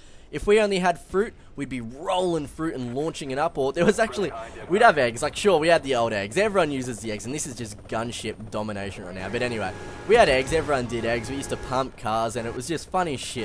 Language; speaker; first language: English; native; English